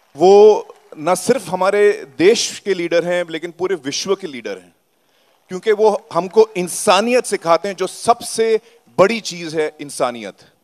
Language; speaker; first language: Hindi; native; Hindi